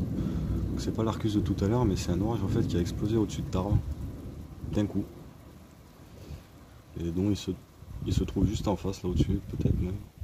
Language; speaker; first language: French; native; French